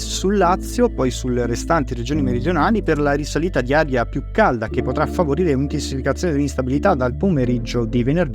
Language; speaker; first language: Italian; native; Italian